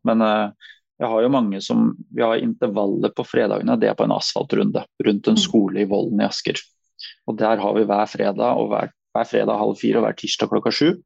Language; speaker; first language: Norwegian; native; Norwegian